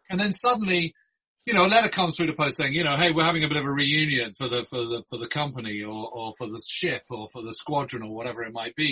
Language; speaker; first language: English; native; English